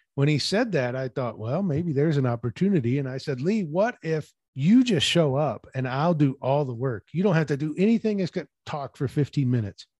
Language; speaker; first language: English; native; English